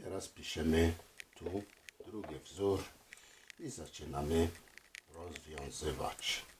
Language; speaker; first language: Polish; non-native, fluent; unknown